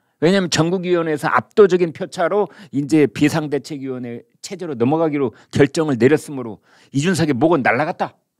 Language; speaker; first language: Korean; native; Korean